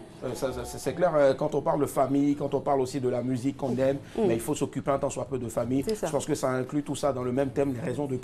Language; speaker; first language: French; native; French